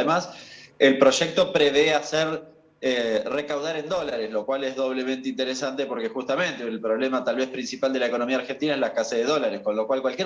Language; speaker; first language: Spanish; native; Spanish